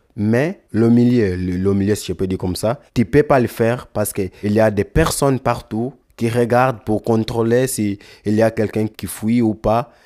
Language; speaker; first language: French; non-native, fluent; Lingala